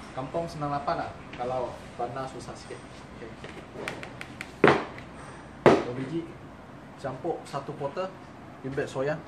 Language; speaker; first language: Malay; non-native, local second language; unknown